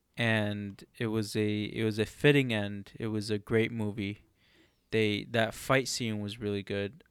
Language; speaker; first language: English; early bilingual, other home language; Arabic